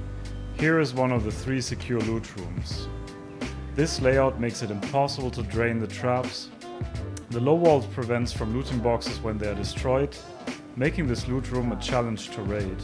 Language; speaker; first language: English; non-native, fluent; German